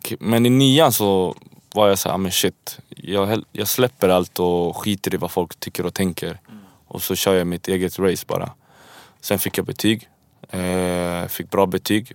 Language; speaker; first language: Swedish; early bilingual, other home language; Spanish